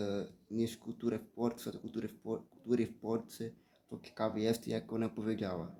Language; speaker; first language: Polish; early bilingual, heritage; Portuguese